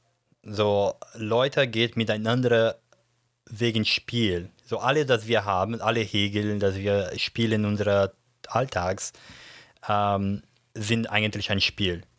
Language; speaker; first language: German; non-native, fluent; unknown